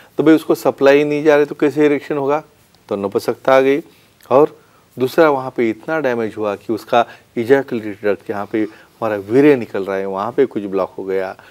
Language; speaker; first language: Hindi; non-native, local second language; Marathi